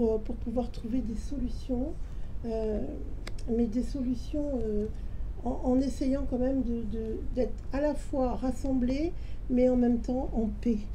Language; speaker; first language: French; native; French